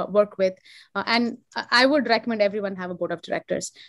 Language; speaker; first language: English; non-native, local second language; Telugu